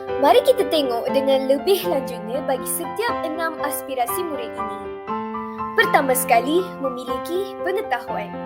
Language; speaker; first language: Malay; non-native, local second language; Tamil